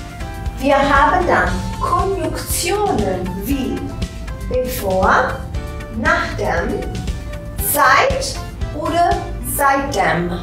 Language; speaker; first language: German; non-native, fluent; Albanian